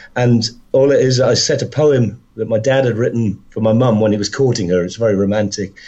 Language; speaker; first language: English; native; English